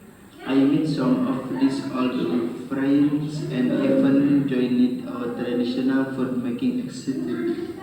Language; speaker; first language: English; non-native, learner; Indonesian